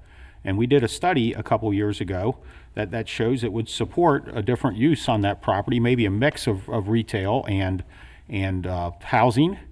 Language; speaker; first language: English; native; English